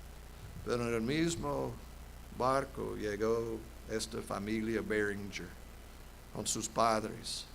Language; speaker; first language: Spanish; non-native, fluent; English